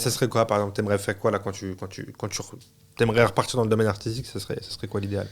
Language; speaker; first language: French; native; French